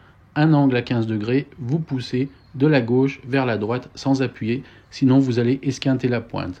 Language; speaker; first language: French; native; French